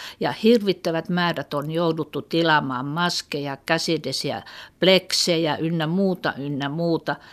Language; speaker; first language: Finnish; native; Finnish